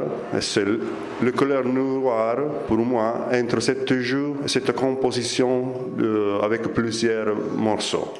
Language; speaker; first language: French; non-native, fluent; Italian